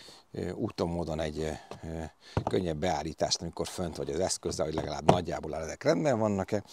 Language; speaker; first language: Hungarian; native; Hungarian